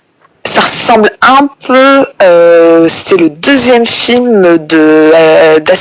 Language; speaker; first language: French; native; French